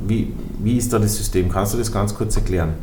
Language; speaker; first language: German; native; German